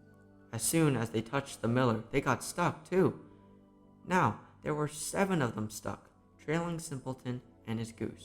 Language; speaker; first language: English; native; English